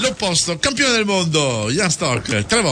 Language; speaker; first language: Italian; native; Italian